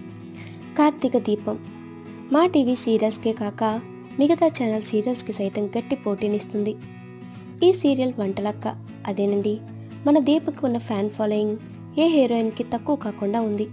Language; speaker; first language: Telugu; native; Telugu